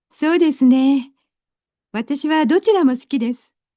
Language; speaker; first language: Japanese; non-native, learner; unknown